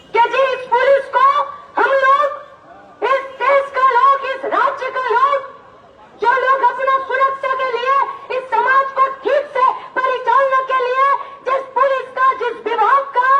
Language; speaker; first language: Hindi; non-native, local second language; Bangla